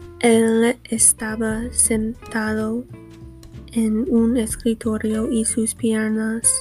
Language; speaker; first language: Spanish; non-native, learner; English